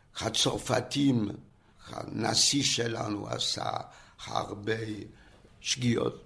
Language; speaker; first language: Hebrew; non-native, fluent; French